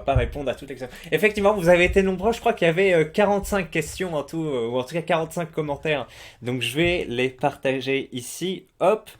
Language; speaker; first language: French; native; French